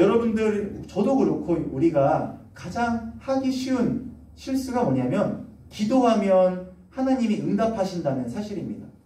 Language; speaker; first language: Korean; native; Korean